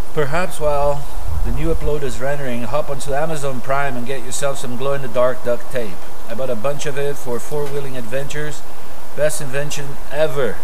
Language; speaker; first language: English; non-native, fluent; Portuguese